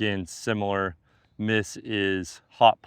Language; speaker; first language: English; native; English